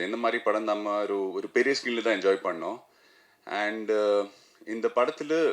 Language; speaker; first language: Tamil; non-native, learner; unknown